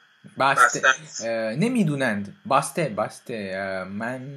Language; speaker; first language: Persian; non-native, learner; French